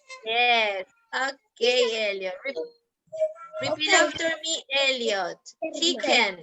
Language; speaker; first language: English; non-native, fluent; Spanish